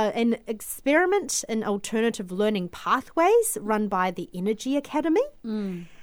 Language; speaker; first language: English; native; English